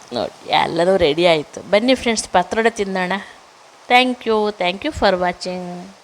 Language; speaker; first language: Kannada; non-native, local second language; Tulu